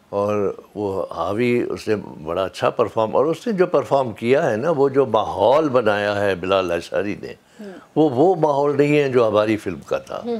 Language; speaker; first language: Urdu; native; Urdu